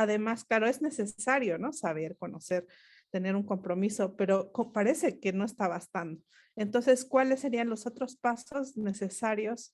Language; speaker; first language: Spanish; non-native, local second language; Mixtepec Mixtec